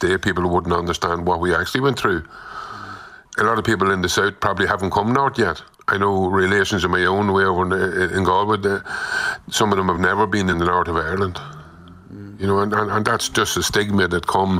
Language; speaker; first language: English; native; English